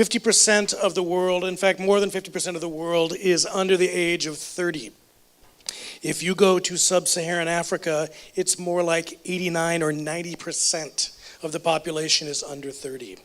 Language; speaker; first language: English; native; English